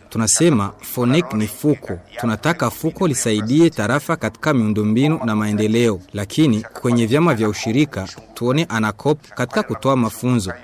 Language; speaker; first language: Swahili; non-native, local second language; Rundi